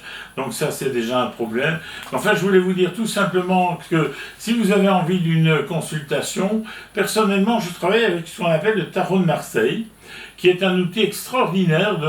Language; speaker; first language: French; native; French